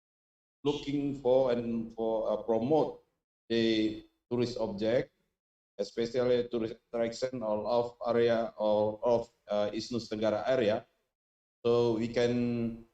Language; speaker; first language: English; non-native, learner; Indonesian